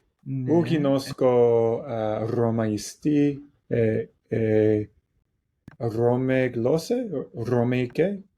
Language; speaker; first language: Greek; non-native, learner; English